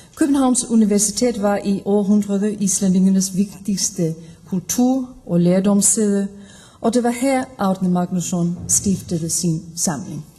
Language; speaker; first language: Danish; non-native, fluent; Icelandic